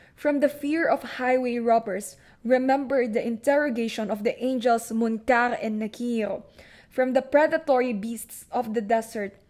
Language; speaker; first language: English; non-native, local second language; Filipino